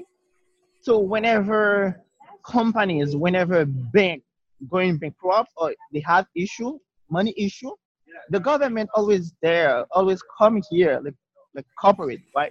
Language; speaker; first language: English; non-native, fluent; Haitian Creole